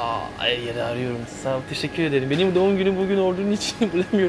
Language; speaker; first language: Turkish; non-native, learner; French